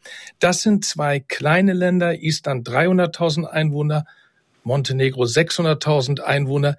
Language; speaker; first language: German; native; German